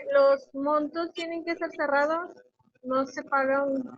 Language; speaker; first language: Spanish; native; Spanish